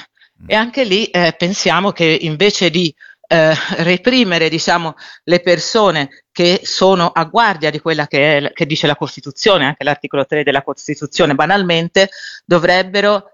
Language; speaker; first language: Italian; native; Italian